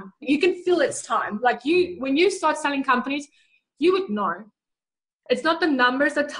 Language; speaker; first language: English; non-native, local second language; Afrikaans